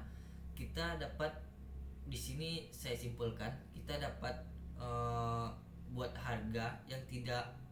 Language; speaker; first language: Indonesian; native; Indonesian